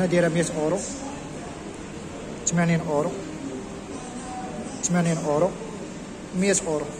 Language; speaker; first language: Arabic; native; Arabic